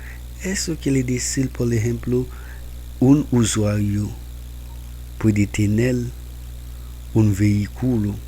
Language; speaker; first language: Spanish; non-native, learner; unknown